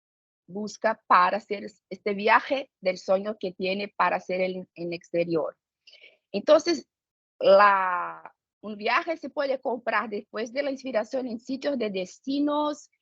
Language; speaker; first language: Spanish; non-native, fluent; Portuguese